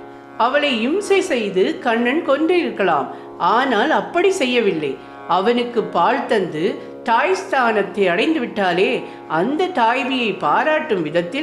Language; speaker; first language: Tamil; native; Tamil